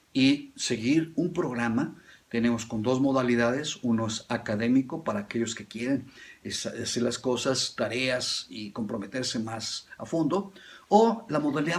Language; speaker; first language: Spanish; native; Spanish